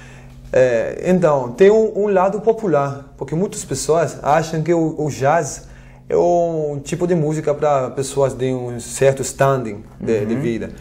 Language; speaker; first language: Portuguese; non-native, fluent; French